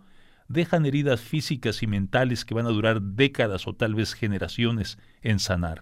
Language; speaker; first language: Spanish; native; Spanish